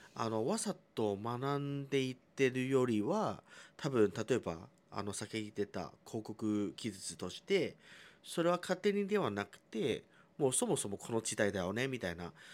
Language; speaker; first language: Japanese; non-native, fluent; Chinese